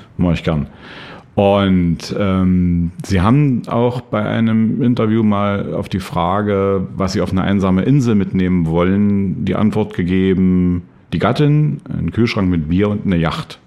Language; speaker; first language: German; native; German